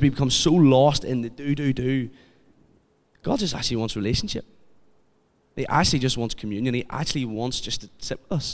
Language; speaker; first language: English; native; English